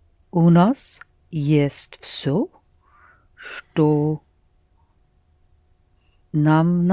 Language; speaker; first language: Russian; non-native, learner; English